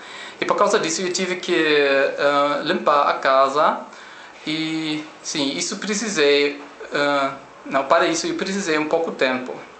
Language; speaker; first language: Portuguese; non-native, learner; German